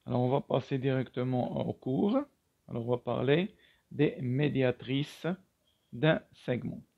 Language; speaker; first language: French; non-native, local second language; Arabic